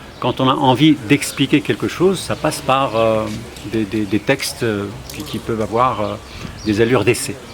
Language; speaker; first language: French; non-native, fluent; Kurdish